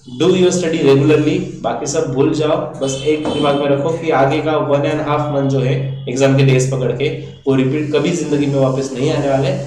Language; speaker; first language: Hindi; non-native, local second language; Marathi